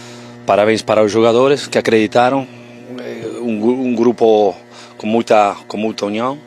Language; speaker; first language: Portuguese; non-native, fluent; Spanish